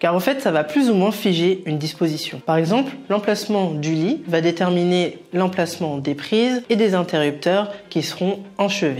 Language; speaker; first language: French; native; French